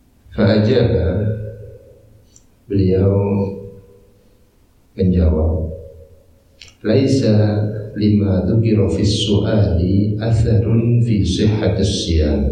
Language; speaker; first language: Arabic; non-native, fluent; Indonesian